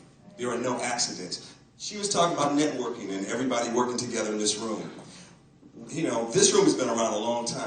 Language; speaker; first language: English; native; English